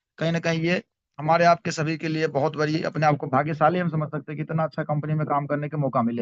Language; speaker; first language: Hindi; native; Hindi